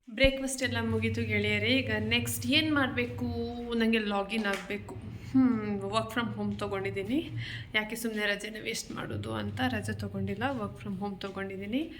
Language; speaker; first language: Kannada; non-native, local second language; Kodava